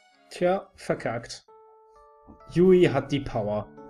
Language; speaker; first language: German; native; German